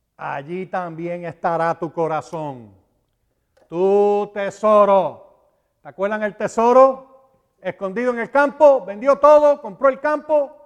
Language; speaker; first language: Spanish; native; Spanish